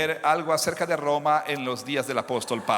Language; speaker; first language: Spanish; non-native, fluent; English